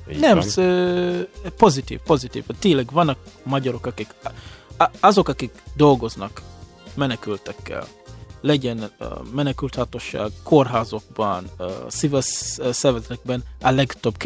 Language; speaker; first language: Hungarian; non-native, fluent; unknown